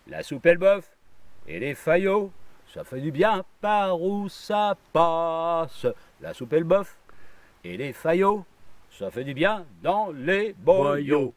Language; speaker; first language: French; native; French